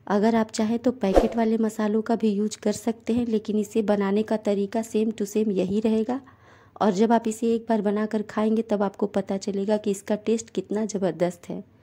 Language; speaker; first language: Hindi; native; Hindi